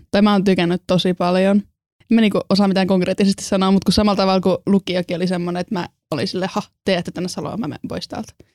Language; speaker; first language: Finnish; early bilingual, other home language; Estonian